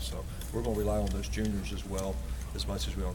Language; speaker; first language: English; native; English